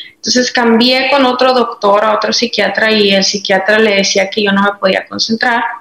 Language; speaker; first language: Spanish; native; Spanish